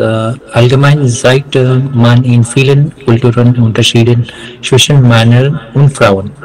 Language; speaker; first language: German; non-native, learner; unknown